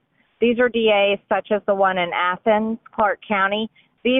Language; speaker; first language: English; native; English